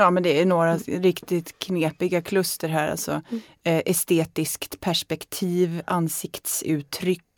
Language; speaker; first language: Swedish; native; Swedish